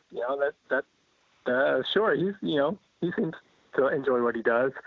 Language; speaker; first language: English; native; English